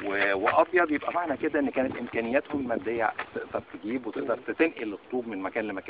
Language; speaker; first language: Arabic; native; Arabic